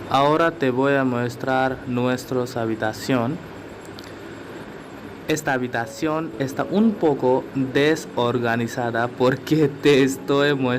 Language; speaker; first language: Spanish; non-native, learner; Hindi